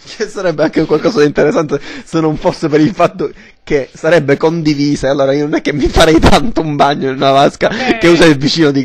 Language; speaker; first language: Italian; native; Italian